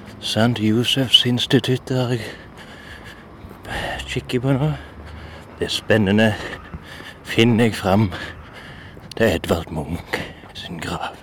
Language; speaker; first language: Norwegian; native; Norwegian